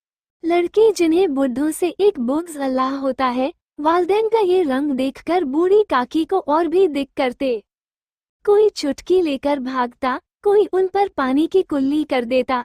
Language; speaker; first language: Hindi; native; Hindi